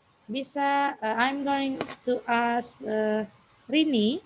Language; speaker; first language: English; non-native, fluent; Indonesian